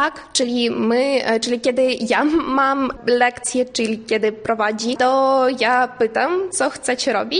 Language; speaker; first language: Polish; non-native, learner; Ukrainian